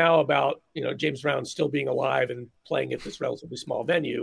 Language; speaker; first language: English; native; English